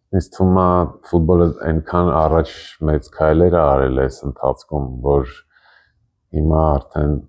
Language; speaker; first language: Armenian; non-native, local second language; Russian